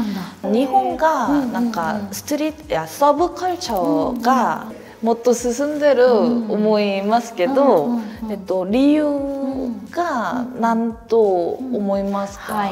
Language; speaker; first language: Japanese; non-native, learner; Korean